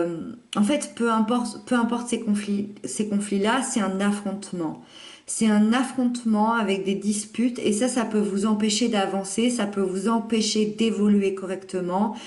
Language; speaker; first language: French; native; French